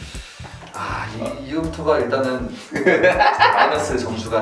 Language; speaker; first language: Korean; native; Korean